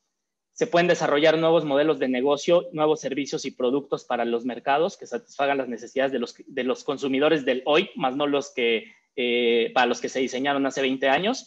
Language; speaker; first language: Spanish; native; Spanish